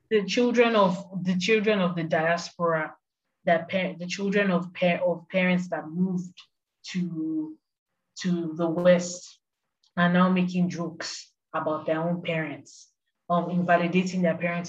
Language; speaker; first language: English; non-native, local second language; Yoruba